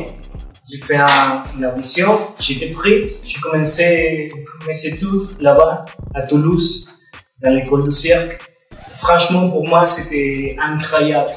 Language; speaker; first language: French; non-native, learner; Spanish